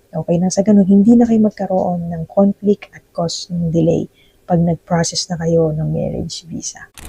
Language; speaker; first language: Filipino; native; Filipino